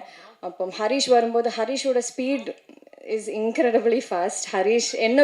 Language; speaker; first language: Tamil; non-native, learner; Malayalam